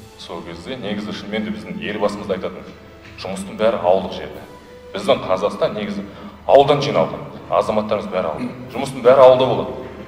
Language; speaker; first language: Kazakh; non-native, local second language; Russian